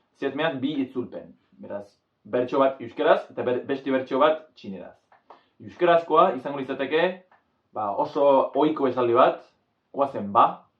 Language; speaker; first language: Basque; non-native, fluent; English